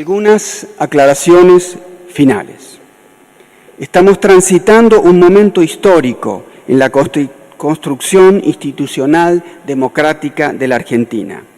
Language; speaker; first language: Spanish; native; Spanish